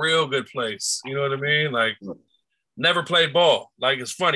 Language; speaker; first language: English; native; English